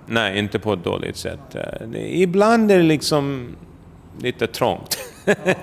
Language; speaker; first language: Swedish; early bilingual, heritage; Swedish